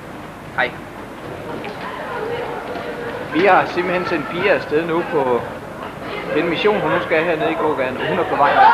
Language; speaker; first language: Danish; native; Danish